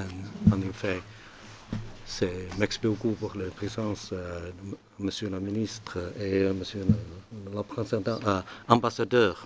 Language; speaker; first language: French; non-native, learner; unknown